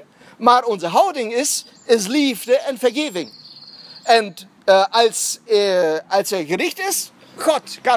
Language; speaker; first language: Dutch; non-native, fluent; German